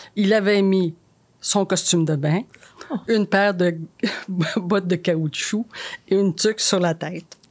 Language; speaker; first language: French; native; French